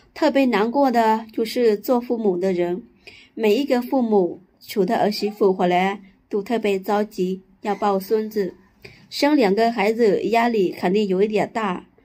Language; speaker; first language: Chinese; non-native, fluent; Lao